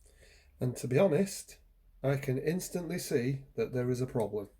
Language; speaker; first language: English; native; English